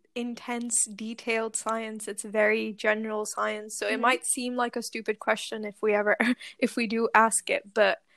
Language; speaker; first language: English; non-native, local second language; Urdu